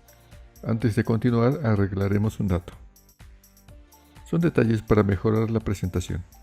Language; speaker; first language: Spanish; native; Spanish